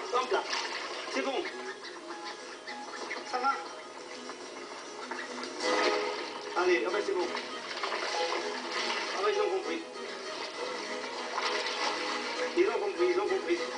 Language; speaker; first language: French; native; French